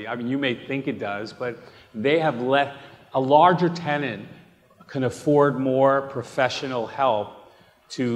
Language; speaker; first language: English; native; English